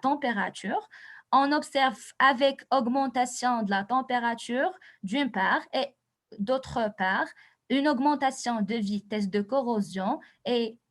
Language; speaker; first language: French; non-native, local second language; Arabic